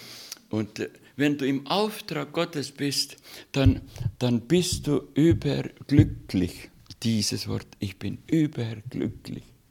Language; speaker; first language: German; non-native, fluent; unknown